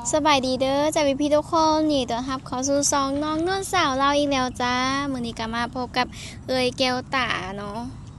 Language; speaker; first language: Thai; non-native, fluent; Lao